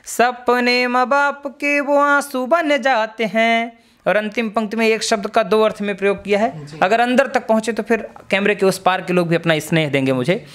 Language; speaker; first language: Hindi; native; Hindi